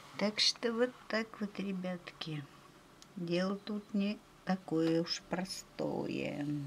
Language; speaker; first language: Russian; native; Russian